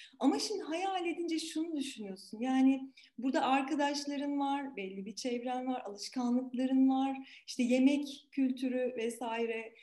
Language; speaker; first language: Turkish; native; Turkish